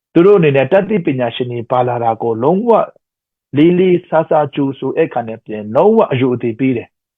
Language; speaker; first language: Burmese; non-native, local second language; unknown